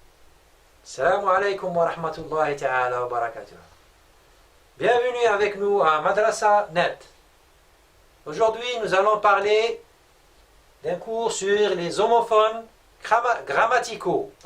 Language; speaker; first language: French; non-native, local second language; Arabic